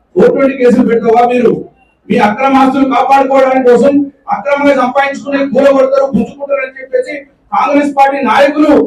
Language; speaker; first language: Telugu; native; Telugu